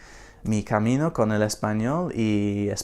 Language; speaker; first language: Spanish; non-native, fluent; English